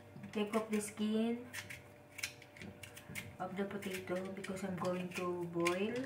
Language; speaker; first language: English; non-native, local second language; Filipino